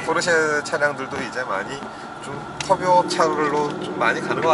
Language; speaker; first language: Korean; native; Korean